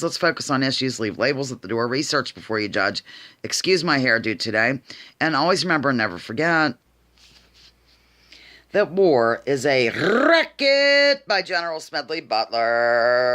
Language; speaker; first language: English; native; English